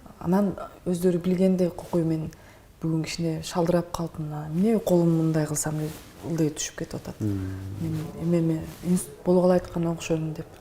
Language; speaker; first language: Kyrgyz; native; Kyrgyz